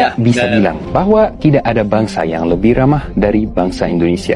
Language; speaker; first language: Indonesian; non-native, fluent; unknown